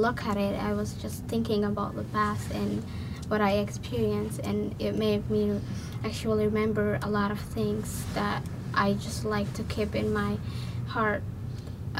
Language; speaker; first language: English; non-native, local second language; Somali